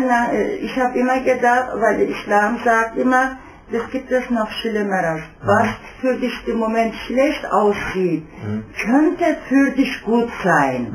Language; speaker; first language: German; non-native, fluent; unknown